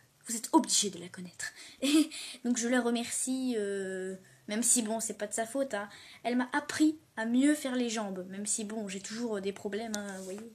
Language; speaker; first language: French; native; French